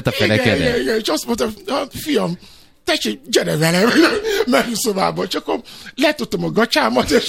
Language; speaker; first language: Hungarian; non-native, fluent; Yoruba